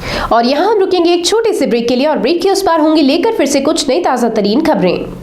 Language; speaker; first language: Hindi; native; Hindi